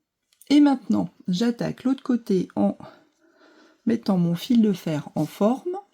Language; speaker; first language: French; native; French